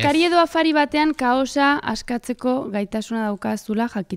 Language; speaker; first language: Basque; native; Basque